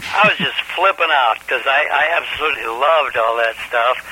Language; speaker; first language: English; native; English